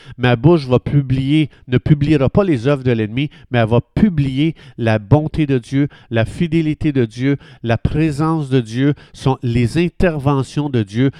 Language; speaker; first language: French; native; French